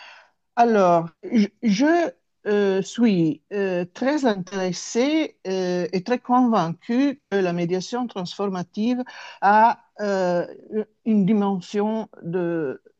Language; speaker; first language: French; non-native, fluent; Italian